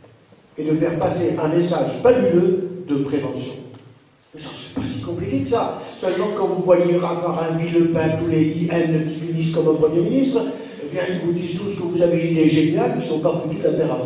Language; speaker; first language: French; native; French